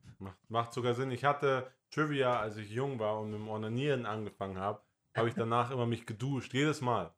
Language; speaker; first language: German; non-native, fluent; English